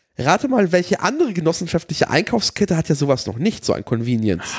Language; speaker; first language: German; early bilingual, other home language; Polish